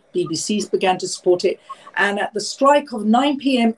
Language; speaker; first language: English; native; English